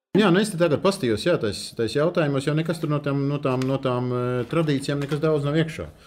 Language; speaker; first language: Latvian; native; Latvian